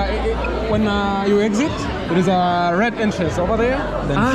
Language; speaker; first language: English; non-native, local second language; Swahili